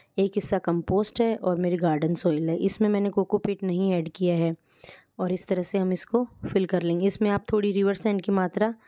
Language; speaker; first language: Hindi; native; Hindi